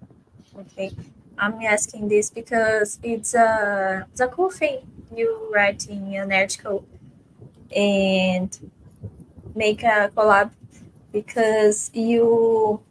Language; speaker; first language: English; non-native, fluent; Portuguese